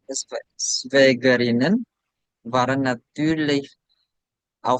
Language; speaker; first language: German; non-native, learner; Indonesian